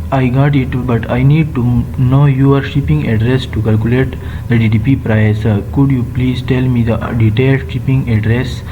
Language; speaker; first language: English; non-native, local second language; Urdu